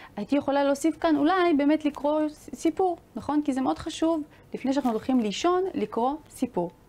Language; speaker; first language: Hebrew; native; Hebrew